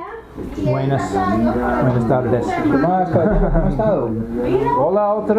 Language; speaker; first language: Spanish; non-native, learner; English